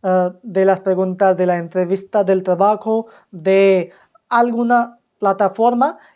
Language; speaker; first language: Spanish; non-native, fluent; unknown